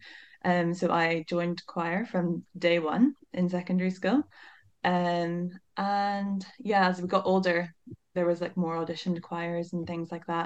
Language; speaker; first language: English; native; English